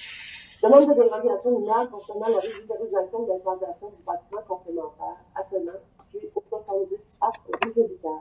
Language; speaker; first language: French; native; French